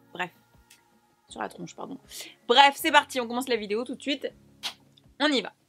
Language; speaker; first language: French; native; French